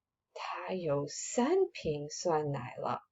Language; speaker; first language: Chinese; non-native, fluent; English